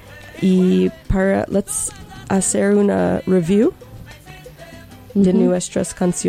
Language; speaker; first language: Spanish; non-native, learner; English